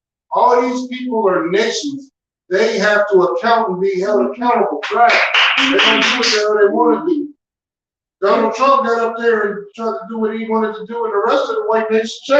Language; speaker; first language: English; native; English